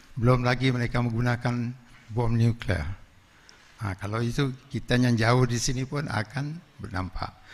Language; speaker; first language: Indonesian; non-native, local second language; Achinese